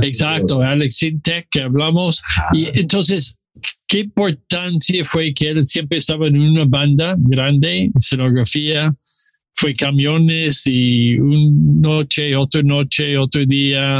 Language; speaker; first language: Spanish; non-native, learner; English